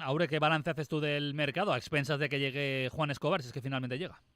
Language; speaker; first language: Spanish; native; Spanish